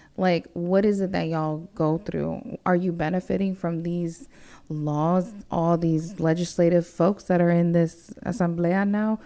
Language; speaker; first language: English; early bilingual, other home language; Spanish